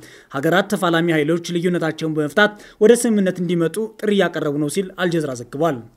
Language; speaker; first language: Amharic; native; Amharic